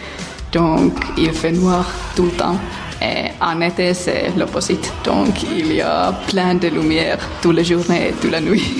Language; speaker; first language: French; non-native, fluent; Finnish